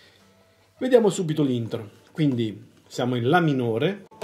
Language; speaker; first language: Italian; native; Italian